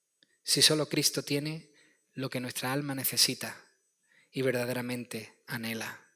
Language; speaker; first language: Spanish; native; Spanish